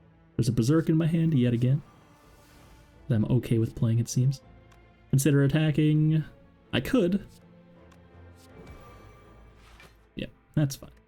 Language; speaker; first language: English; native; English